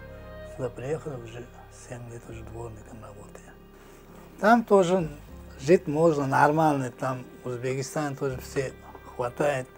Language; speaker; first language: Russian; non-native, learner; Uzbek